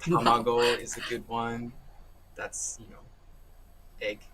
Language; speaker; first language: English; native; English